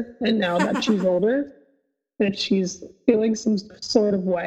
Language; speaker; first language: English; native; English